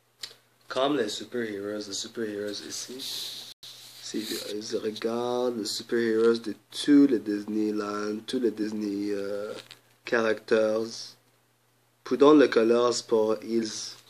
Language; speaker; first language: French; non-native, learner; English